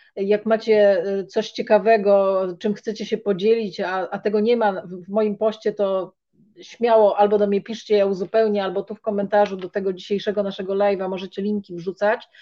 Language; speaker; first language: Polish; native; Polish